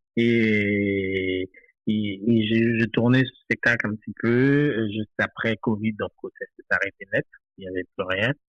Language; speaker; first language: French; non-native, local second language; Haitian Creole